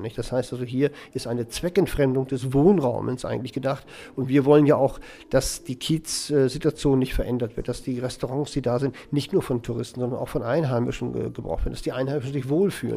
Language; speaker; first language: German; native; German